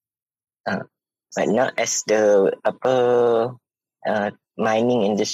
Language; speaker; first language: English; non-native, local second language; Malay